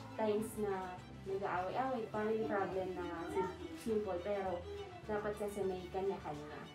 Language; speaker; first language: Filipino; native; Filipino